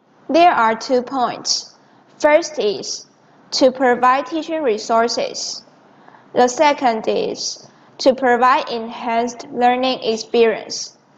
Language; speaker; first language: English; non-native, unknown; Chinese